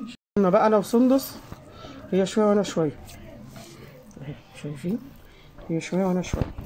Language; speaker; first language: Arabic; native; Arabic